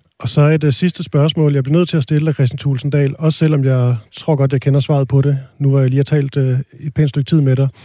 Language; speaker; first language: Danish; native; Danish